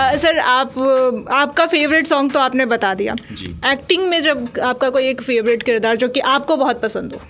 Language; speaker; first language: Hindi; native; Hindi